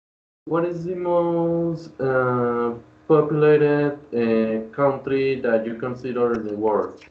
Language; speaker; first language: English; non-native, learner; Spanish